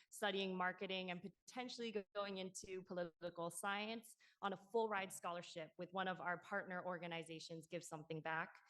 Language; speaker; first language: English; non-native, local second language; Cantonese